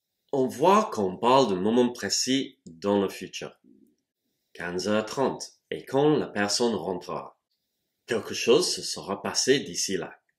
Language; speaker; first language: French; non-native, fluent; English